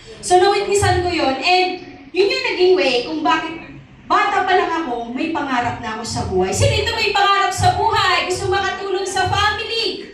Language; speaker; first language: Filipino; non-native, local second language; Masbatenyo